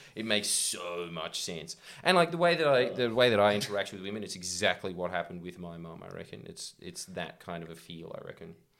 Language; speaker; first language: English; native; English